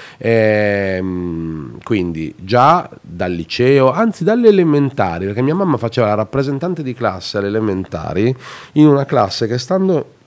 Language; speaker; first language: Italian; native; Italian